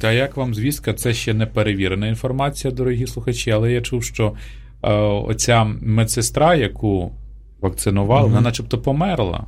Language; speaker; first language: Polish; non-native, learner; Ukrainian